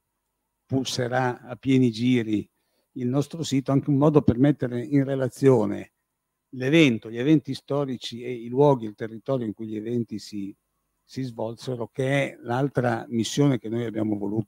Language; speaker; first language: Italian; native; Italian